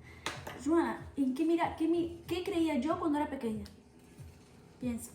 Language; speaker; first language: Spanish; early bilingual, other home language; Portuguese